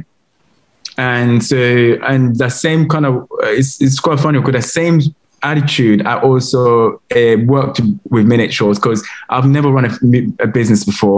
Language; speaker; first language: English; native; English